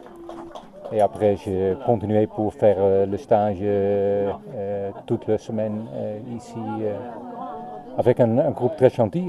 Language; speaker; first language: French; non-native, learner; Dutch